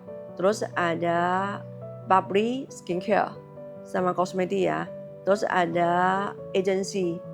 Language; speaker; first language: Indonesian; non-native, learner; Chinese